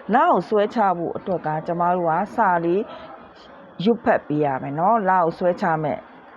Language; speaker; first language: Burmese; native; Burmese